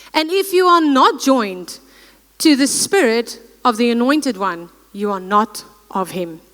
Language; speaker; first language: English; non-native, local second language; Afrikaans